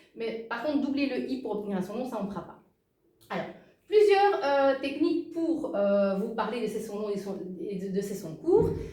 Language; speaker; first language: French; native; French